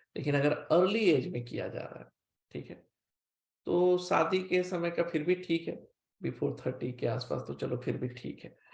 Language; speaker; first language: Hindi; native; Hindi